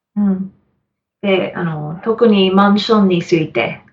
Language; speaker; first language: Japanese; non-native, learner; English